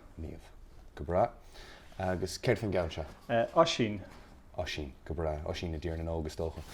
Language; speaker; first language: Irish; native; Irish